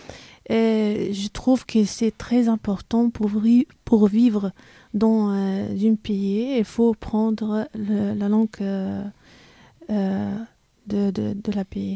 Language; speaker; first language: French; non-native, learner; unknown